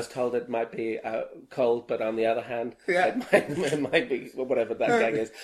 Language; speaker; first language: English; native; English